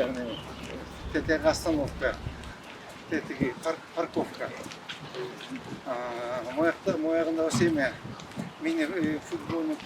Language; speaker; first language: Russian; non-native, local second language; Kyrgyz